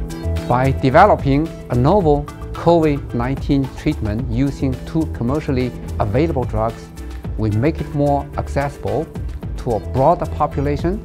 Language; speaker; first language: English; non-native, fluent; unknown